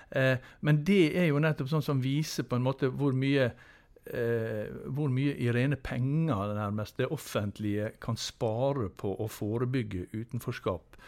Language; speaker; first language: Norwegian; native; Norwegian